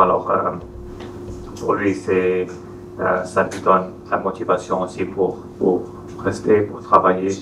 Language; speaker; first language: French; non-native, fluent; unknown